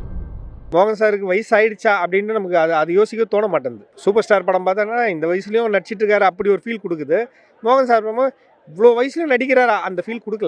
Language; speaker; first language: Tamil; native; Tamil